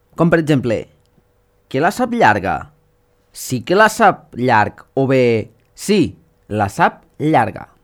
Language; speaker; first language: Catalan; native; Catalan